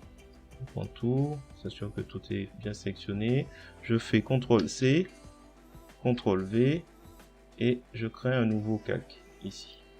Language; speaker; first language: French; native; French